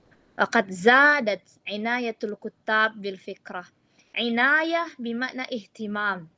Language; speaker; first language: Arabic; non-native, fluent; Indonesian